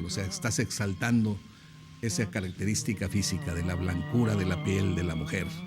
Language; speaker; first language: Spanish; native; Spanish